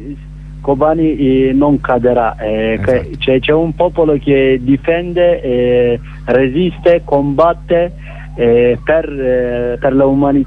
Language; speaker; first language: Italian; non-native, learner; Kurdish